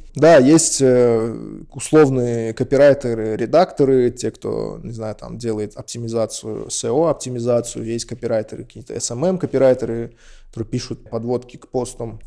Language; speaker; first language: Russian; non-native, local second language; Uzbek